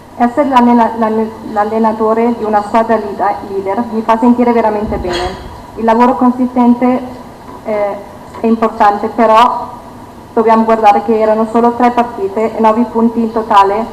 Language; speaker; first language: Italian; non-native, fluent; Turkish